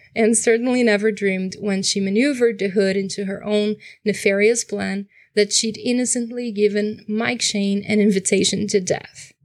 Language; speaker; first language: English; non-native, fluent; Portuguese